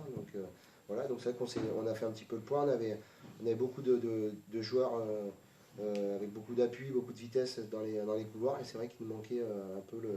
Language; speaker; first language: French; native; French